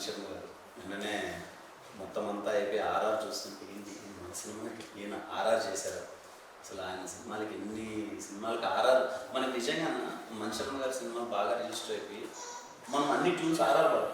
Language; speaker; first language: Telugu; native; Telugu